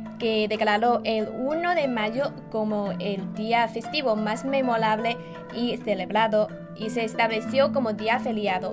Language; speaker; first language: Spanish; non-native, fluent; Chinese